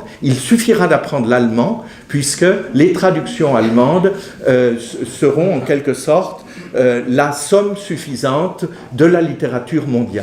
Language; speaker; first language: French; native; French